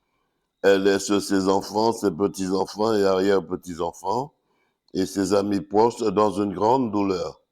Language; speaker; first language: French; native; French